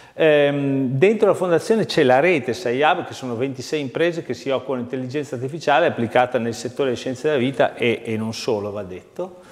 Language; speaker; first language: Italian; native; Italian